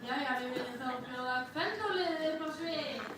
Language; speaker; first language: Icelandic; native; Icelandic